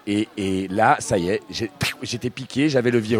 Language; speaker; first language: French; native; French